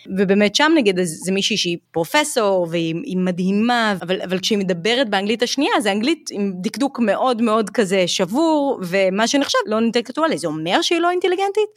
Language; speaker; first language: Hebrew; native; Hebrew